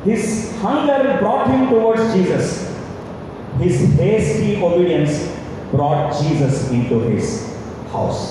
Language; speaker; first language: English; non-native, local second language; Telugu